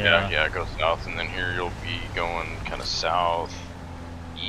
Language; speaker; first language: English; native; English